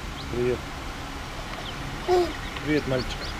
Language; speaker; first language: Russian; native; Russian